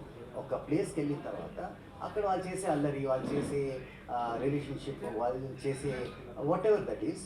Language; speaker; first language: Telugu; native; Telugu